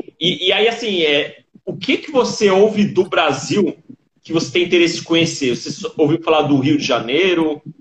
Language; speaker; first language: Portuguese; native; Portuguese